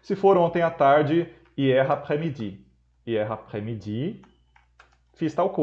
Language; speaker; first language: French; non-native, fluent; Portuguese